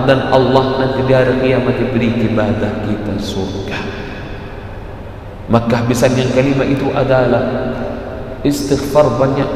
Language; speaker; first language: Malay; non-native, fluent; Arabic